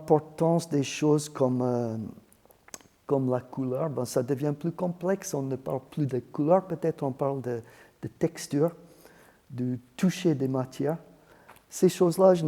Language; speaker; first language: French; non-native, fluent; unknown